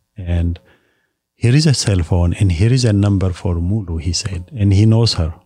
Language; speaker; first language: English; non-native, fluent; Amharic